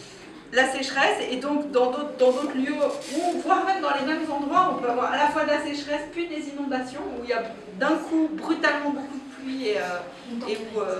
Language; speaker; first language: French; native; French